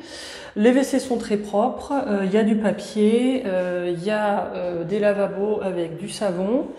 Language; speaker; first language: French; native; French